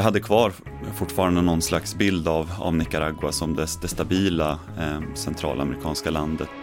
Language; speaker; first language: Swedish; native; Swedish